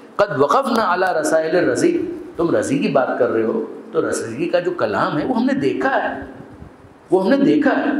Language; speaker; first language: Urdu; non-native, local second language; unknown